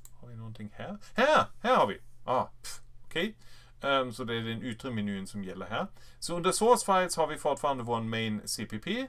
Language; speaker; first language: Swedish; non-native, fluent; German